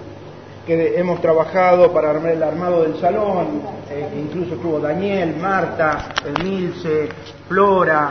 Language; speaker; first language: Spanish; native; Spanish